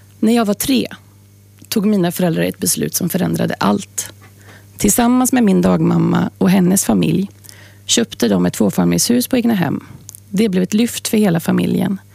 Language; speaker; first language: Swedish; native; Swedish